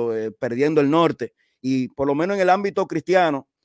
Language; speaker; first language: Spanish; native; Spanish